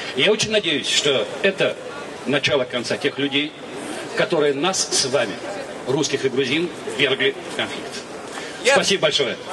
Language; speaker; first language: Russian; non-native, local second language; Georgian